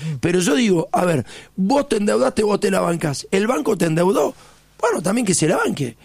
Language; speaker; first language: Spanish; native; Spanish